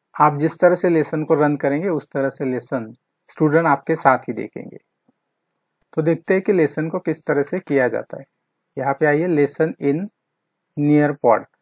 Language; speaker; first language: Hindi; non-native, local second language; Marathi